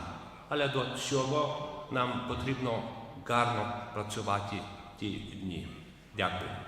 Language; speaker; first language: Ukrainian; non-native, fluent; Lithuanian